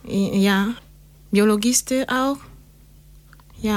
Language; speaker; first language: German; non-native, learner; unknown